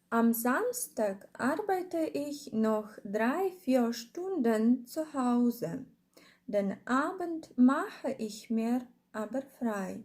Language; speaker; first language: German; non-native, fluent; Ukrainian